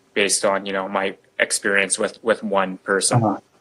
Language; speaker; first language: English; native; English